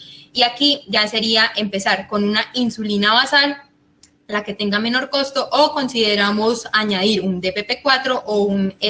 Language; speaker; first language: Spanish; native; Spanish